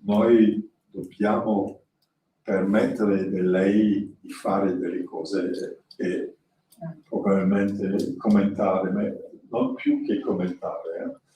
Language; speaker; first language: Italian; non-native, learner; French